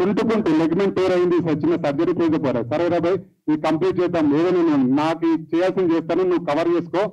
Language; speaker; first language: Telugu; native; Telugu